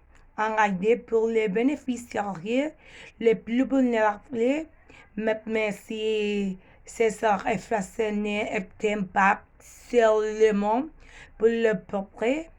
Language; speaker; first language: French; non-native, learner; Spanish